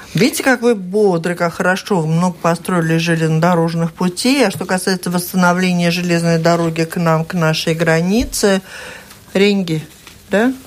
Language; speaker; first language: Russian; native; Russian